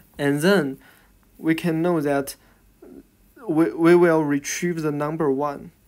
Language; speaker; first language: English; non-native, fluent; Chinese